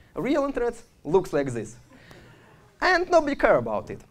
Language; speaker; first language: English; non-native, fluent; Russian